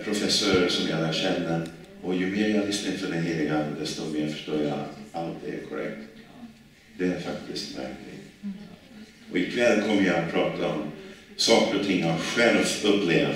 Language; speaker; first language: Swedish; non-native, fluent; English